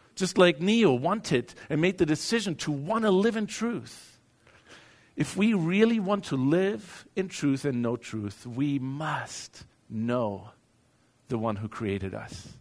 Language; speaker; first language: English; non-native, fluent; German